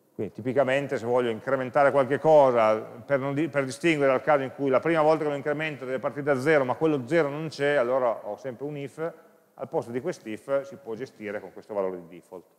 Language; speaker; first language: Italian; native; Italian